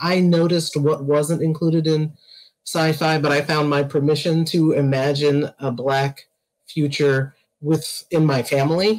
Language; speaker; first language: English; native; English